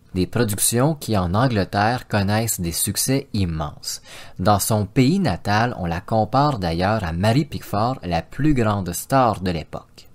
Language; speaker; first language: French; native; French